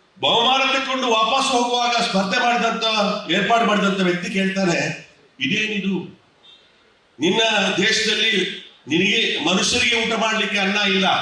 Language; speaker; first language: Kannada; native; Kannada